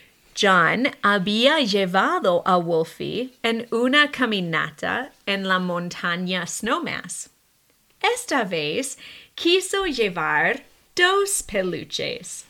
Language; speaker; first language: Spanish; non-native, fluent; English